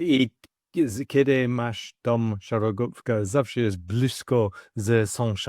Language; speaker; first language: Polish; non-native, learner; English